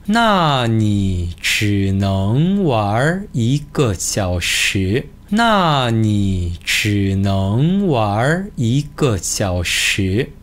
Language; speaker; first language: Chinese; non-native, fluent; Korean